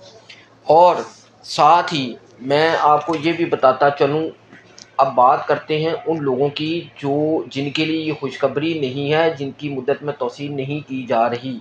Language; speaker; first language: Urdu; non-native, local second language; Punjabi